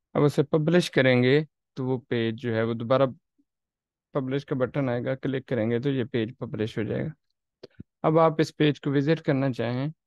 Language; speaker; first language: Urdu; non-native, local second language; Saraiki